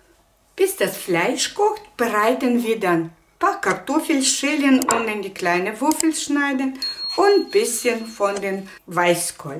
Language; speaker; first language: German; non-native, fluent; Russian